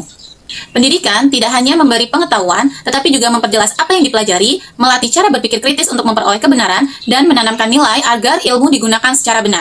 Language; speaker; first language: Indonesian; native; Indonesian